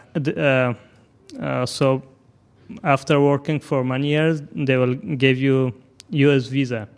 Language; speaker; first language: English; non-native, fluent; Persian